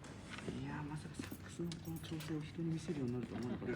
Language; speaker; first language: Japanese; native; Japanese